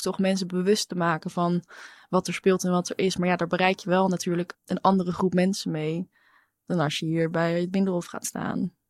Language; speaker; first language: Dutch; native; Dutch